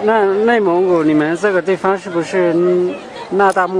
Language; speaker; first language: Chinese; non-native, learner; Hmong